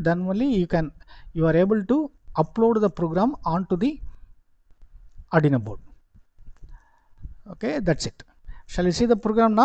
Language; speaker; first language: English; non-native, local second language; Tamil